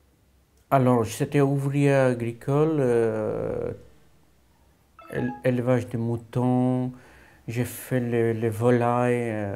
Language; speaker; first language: French; non-native, fluent; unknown